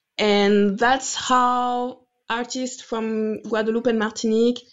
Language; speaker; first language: English; non-native, fluent; French